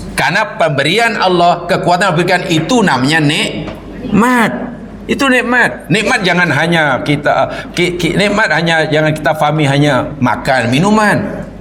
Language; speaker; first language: Malay; native; Malay